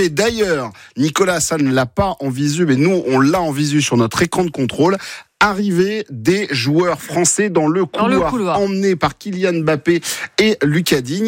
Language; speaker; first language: French; native; French